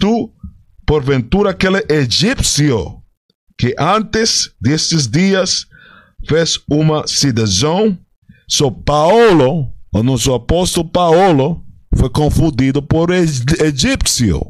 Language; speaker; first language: Portuguese; non-native, fluent; Spanish